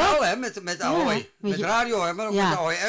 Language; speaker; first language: Dutch; native; Dutch